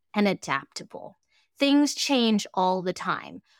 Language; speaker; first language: English; early bilingual, other home language; Cantonese